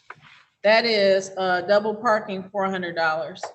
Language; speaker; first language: English; native; English